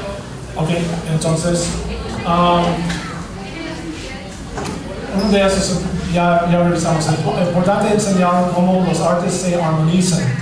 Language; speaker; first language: Spanish; non-native, fluent; English